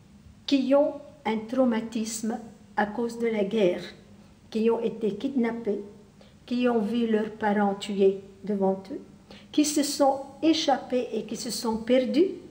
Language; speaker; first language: French; non-native, local second language; Arabic